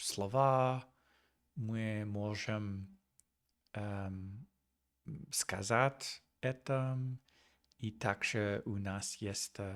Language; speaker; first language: Russian; non-native, learner; English